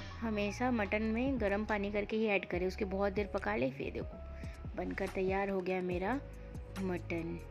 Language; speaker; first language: Hindi; non-native, local second language; Bangla